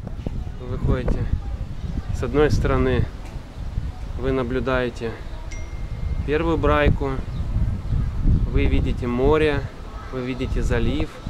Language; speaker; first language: Russian; native; Russian